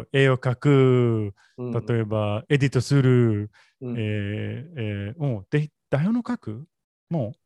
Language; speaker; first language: Japanese; non-native, learner; English